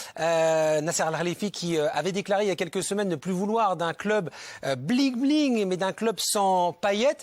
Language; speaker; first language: French; native; French